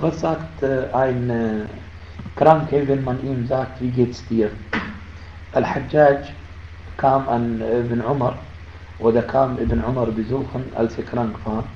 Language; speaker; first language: German; non-native, fluent; Arabic